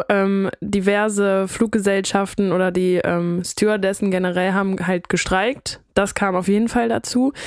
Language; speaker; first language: German; native; German